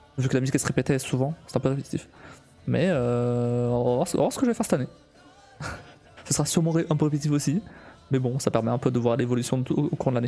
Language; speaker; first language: French; native; French